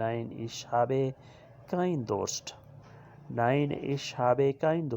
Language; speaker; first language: German; non-native, fluent; Urdu